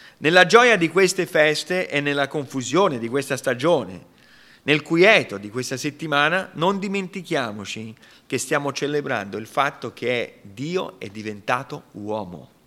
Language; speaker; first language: Italian; non-native, fluent; English